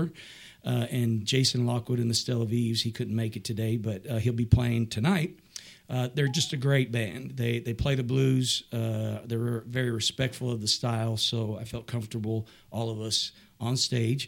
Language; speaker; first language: English; native; English